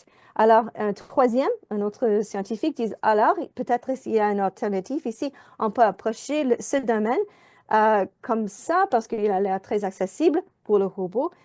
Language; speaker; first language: French; non-native, fluent; English